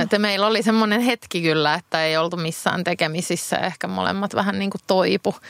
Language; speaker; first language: Finnish; non-native, local second language; Swedish